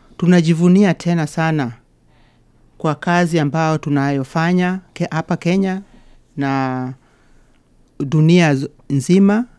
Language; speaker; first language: Swahili; non-native, local second language; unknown